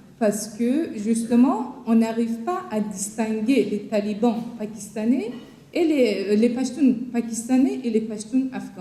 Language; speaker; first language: French; non-native, fluent; Persian